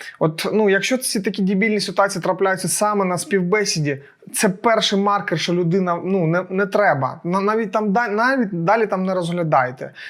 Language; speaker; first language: Ukrainian; non-native, local second language; Russian